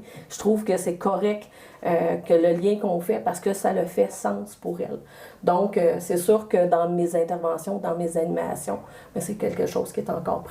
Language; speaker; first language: French; native; French